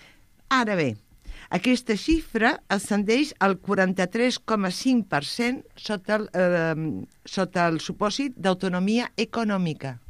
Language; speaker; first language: Catalan; non-native, local second language; Spanish